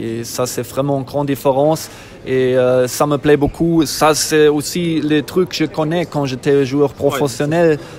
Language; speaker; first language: French; non-native, fluent; German